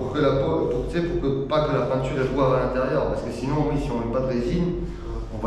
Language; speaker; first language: French; native; French